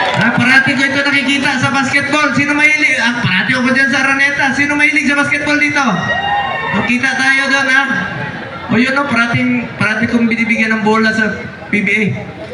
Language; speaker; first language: Filipino; non-native, local second language; Cebuano